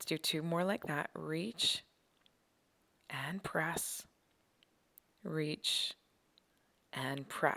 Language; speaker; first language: English; native; English